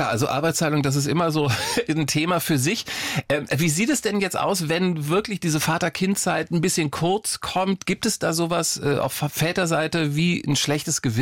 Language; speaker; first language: German; native; German